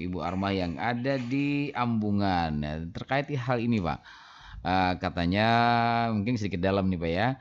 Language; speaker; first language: Indonesian; native; Indonesian